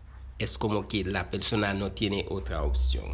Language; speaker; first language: Spanish; non-native, fluent; Haitian Creole